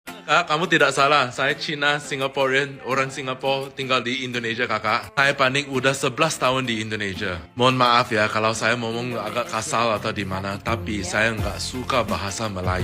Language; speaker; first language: Indonesian; non-native, fluent; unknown